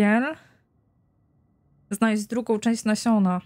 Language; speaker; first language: Polish; native; Polish